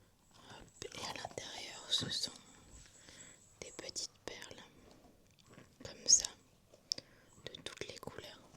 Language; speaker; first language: French; native; French